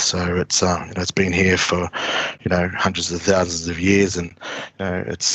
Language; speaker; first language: English; native; English